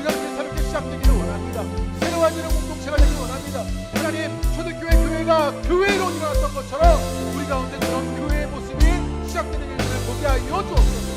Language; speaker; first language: Korean; native; Korean